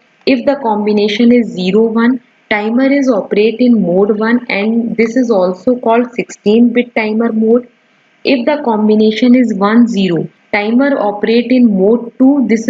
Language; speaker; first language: English; non-native, local second language; Hindi